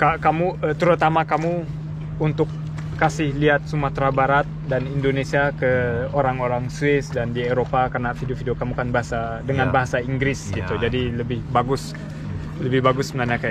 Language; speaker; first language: Indonesian; early bilingual, heritage; Indonesian